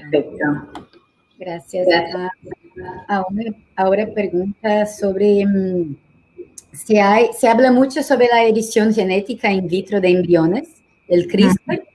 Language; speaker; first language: Spanish; non-native, learner; Portuguese